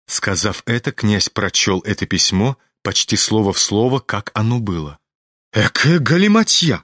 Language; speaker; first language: Russian; native; Russian